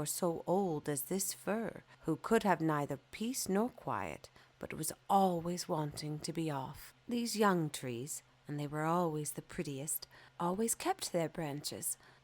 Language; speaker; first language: English; native; English